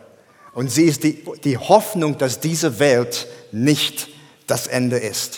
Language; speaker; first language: German; non-native, fluent; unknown